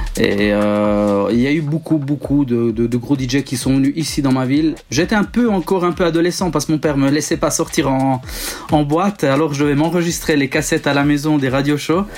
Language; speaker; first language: French; non-native, local second language; Italian